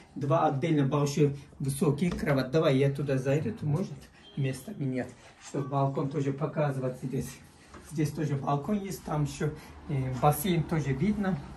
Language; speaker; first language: Russian; non-native, learner; Turkish